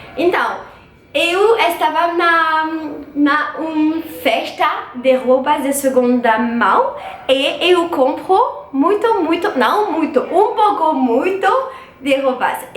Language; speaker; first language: Portuguese; non-native, learner; French